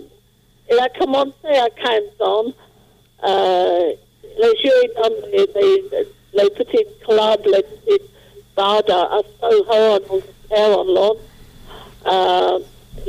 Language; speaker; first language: French; non-native, fluent; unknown